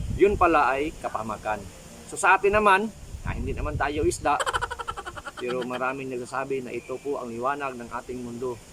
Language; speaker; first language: Filipino; non-native, local second language; Cebuano